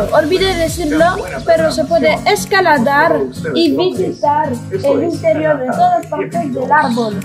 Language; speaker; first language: Spanish; non-native, fluent; French